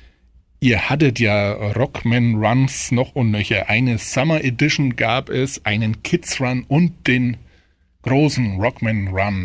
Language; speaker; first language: German; native; German